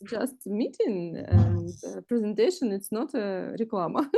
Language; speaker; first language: English; non-native, learner; Russian